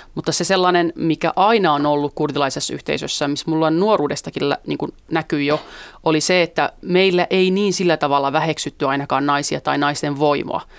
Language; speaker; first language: Finnish; early bilingual, other home language; Kurdish